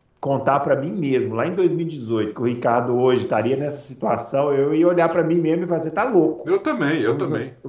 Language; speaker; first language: Portuguese; native; Portuguese